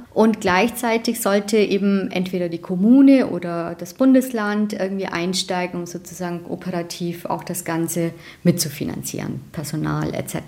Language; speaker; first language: German; early bilingual, other home language; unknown